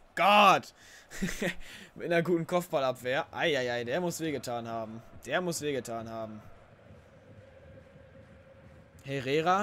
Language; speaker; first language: German; native; German